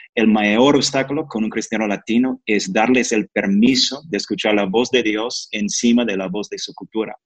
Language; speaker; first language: Spanish; non-native, fluent; English